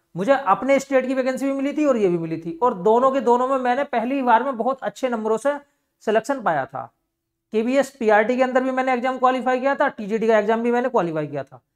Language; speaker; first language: Hindi; native; Hindi